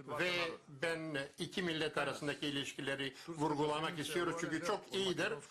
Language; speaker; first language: Turkish; non-native, learner; Macedonian